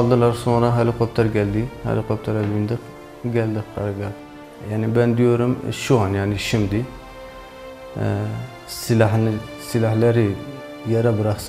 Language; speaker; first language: Turkish; non-native, learner; Kurdish